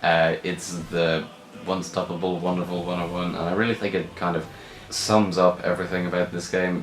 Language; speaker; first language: English; native; English